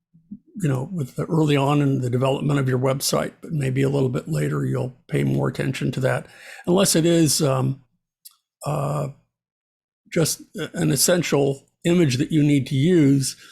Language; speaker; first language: English; native; English